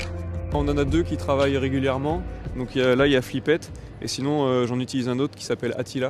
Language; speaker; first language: French; native; French